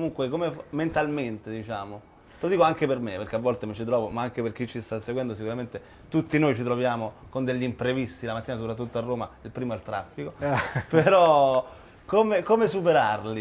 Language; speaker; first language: Italian; native; Italian